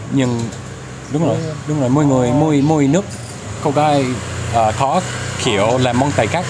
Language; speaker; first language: Vietnamese; non-native, learner; English